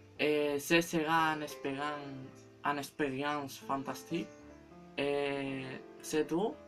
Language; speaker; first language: French; non-native, learner; Spanish